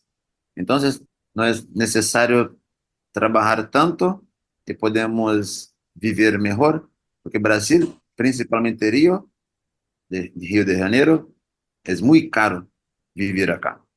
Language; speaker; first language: Spanish; non-native, learner; Portuguese